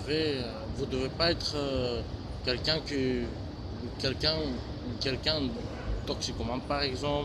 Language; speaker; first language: French; non-native, fluent; Bulgarian